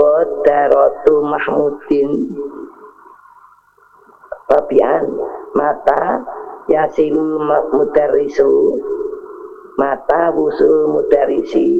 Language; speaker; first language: Arabic; non-native, learner; Indonesian